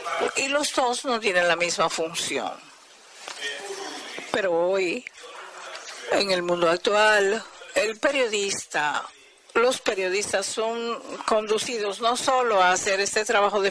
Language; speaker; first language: Spanish; non-native, fluent; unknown